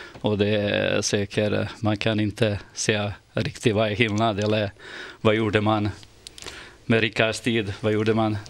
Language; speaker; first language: Swedish; non-native, fluent; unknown